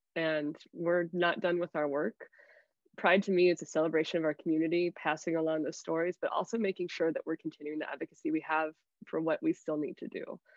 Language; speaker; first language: English; native; English